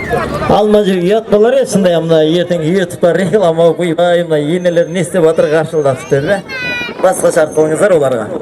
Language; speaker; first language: Kazakh; native; Kazakh